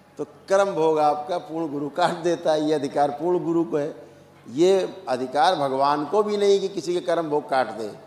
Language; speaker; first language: Hindi; native; Hindi